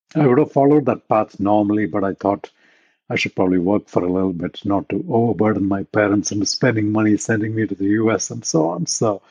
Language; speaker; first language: English; non-native, local second language; Tamil